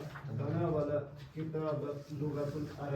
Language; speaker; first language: Arabic; non-native, learner; Kashmiri